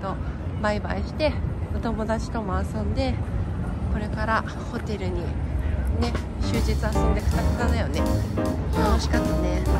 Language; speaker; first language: Japanese; native; Japanese